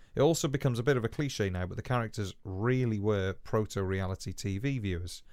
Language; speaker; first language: English; non-native, local second language; Welsh